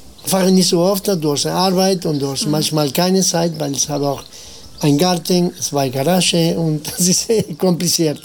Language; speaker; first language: German; non-native, fluent; Spanish